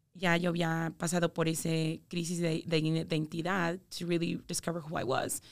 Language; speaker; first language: English; native; English